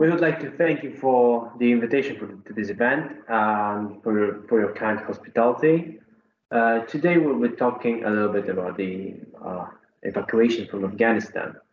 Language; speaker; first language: English; non-native, fluent; Polish